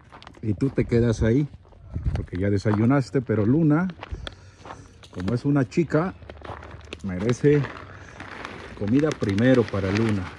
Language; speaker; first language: Spanish; native; Spanish